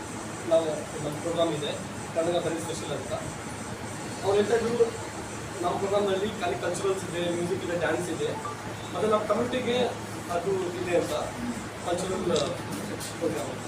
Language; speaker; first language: Kannada; non-native, local second language; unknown